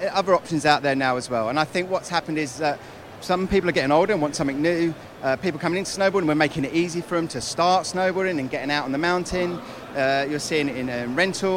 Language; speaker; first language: English; native; English